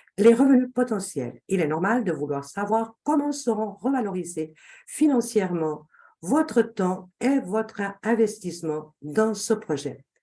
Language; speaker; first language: French; non-native, fluent; Spanish